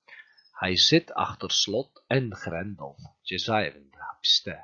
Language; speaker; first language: Dutch; non-native, fluent; Turkish